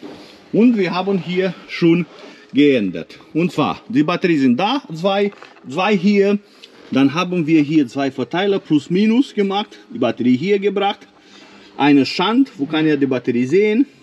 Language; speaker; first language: German; non-native, fluent; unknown